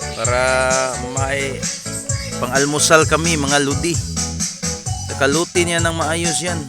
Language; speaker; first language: Filipino; non-native, local second language; Cebuano